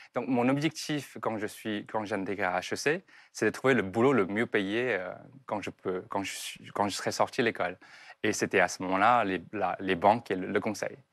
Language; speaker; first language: French; non-native, fluent; Chinese